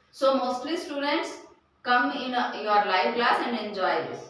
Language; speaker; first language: English; non-native, local second language; Hindi